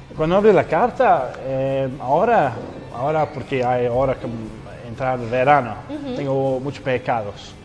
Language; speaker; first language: Spanish; non-native, learner; English